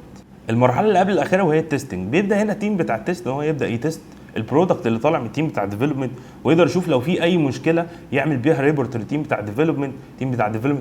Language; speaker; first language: Arabic; native; Arabic